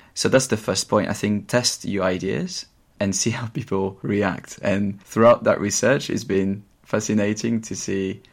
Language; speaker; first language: English; non-native, fluent; French